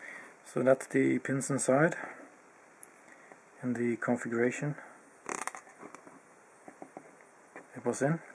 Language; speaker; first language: English; native; English